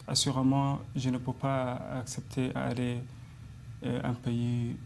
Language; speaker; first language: French; non-native, fluent; Arabic